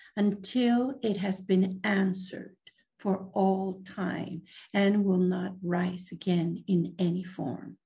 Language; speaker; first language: English; non-native, fluent; Spanish